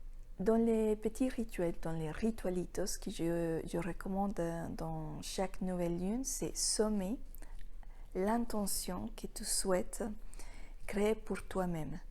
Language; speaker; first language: French; non-native, fluent; Spanish